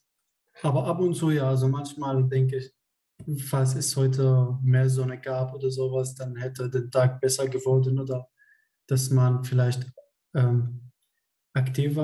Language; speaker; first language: German; non-native, fluent; Arabic